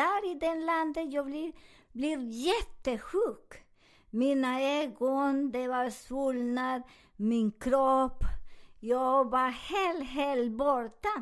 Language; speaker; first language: Swedish; non-native, learner; Spanish